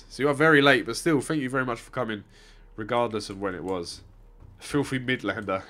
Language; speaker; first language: English; native; English